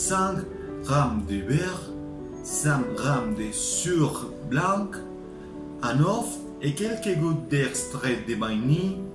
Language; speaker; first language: French; non-native, learner; Spanish